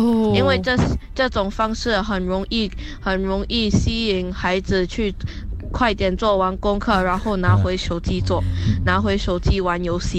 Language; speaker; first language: Chinese; non-native, local second language; English